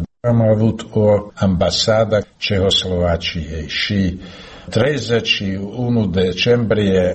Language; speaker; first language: Romanian; non-native, fluent; Slovak